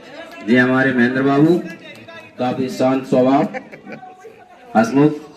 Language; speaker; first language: Hindi; native; Hindi